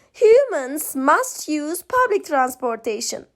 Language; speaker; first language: English; non-native, fluent; Turkish